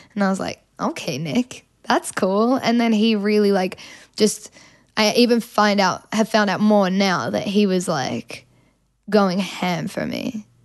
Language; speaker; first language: English; native; English